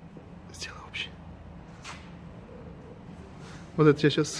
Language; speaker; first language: Russian; non-native, local second language; Tatar